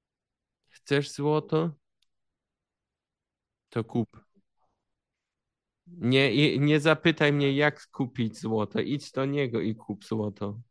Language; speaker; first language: Polish; early bilingual, heritage; Polish